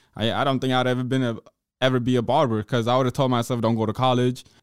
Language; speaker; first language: English; early bilingual, other home language; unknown